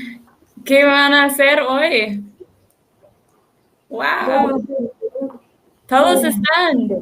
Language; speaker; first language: Spanish; non-native, learner; English